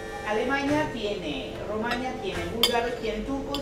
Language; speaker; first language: Spanish; non-native, learner; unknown